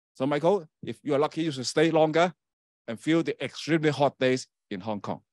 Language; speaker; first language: English; non-native, local second language; Chinese